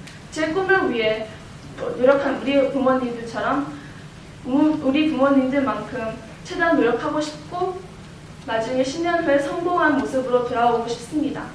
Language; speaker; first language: Korean; early bilingual, heritage; Korean